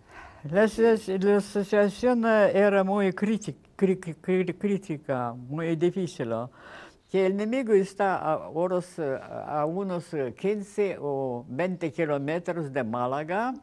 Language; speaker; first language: Spanish; non-native, fluent; Russian